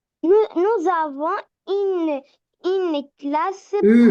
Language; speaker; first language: French; non-native, learner; Arabic